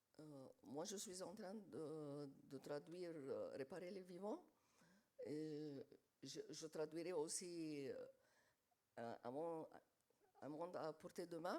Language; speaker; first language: French; non-native, fluent; Arabic